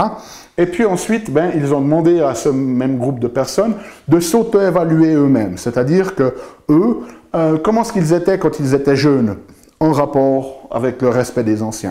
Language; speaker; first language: French; native; French